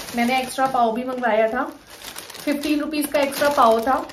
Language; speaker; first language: Hindi; native; Hindi